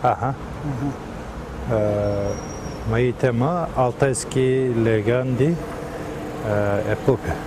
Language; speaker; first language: Russian; non-native, learner; Turkish